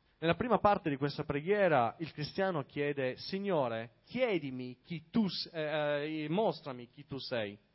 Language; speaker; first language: Italian; native; Italian